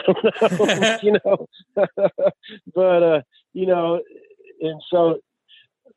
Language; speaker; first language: English; native; English